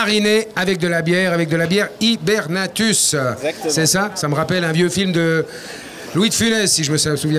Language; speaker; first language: French; native; French